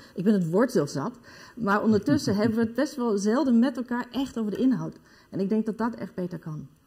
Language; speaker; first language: Dutch; non-native, fluent; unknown